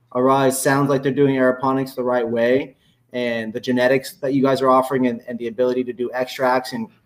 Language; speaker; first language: English; native; English